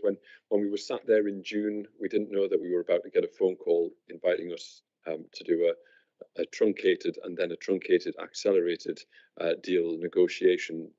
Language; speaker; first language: English; native; English